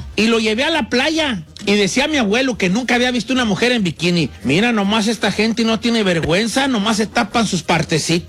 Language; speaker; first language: Spanish; native; Spanish